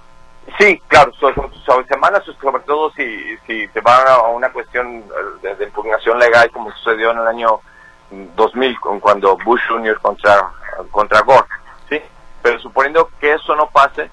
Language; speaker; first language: Spanish; native; Spanish